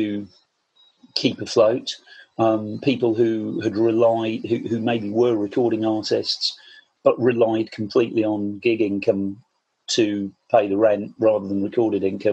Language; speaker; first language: English; native; English